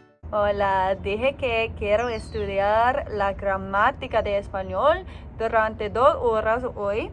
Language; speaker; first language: Spanish; non-native, learner; English